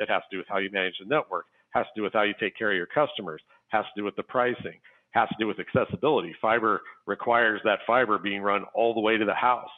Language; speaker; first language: English; native; English